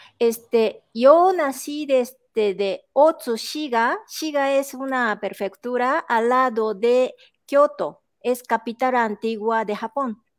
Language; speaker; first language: Spanish; non-native, fluent; Japanese